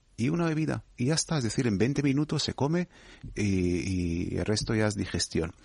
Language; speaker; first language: Spanish; non-native, fluent; Hebrew